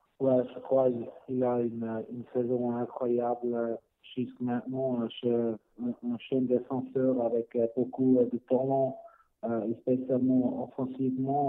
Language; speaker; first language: French; non-native, learner; Swiss German